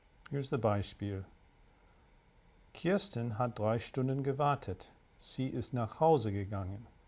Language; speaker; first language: German; non-native, fluent; English